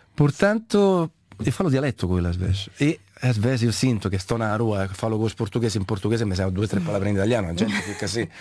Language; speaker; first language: Portuguese; non-native, fluent; Italian